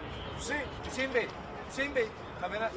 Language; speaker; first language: Turkish; native; Turkish